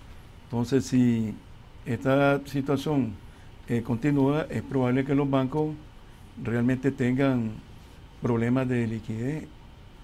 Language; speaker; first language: Spanish; native; Spanish